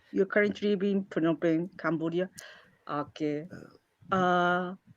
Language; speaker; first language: English; non-native, learner; Japanese